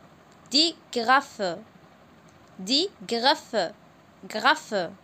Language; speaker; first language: German; non-native, fluent; Arabic